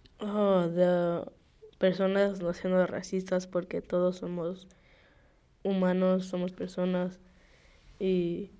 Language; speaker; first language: Spanish; early bilingual, heritage; Spanish